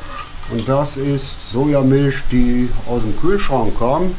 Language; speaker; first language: German; native; German